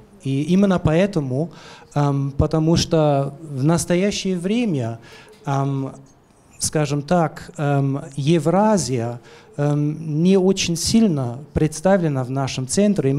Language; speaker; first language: Russian; non-native, fluent; German